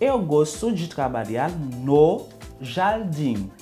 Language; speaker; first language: Portuguese; non-native, learner; Haitian Creole